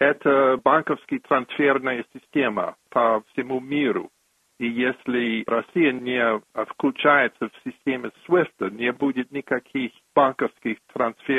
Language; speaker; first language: Russian; non-native, fluent; English